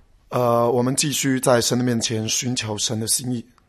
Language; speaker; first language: Chinese; native; Chinese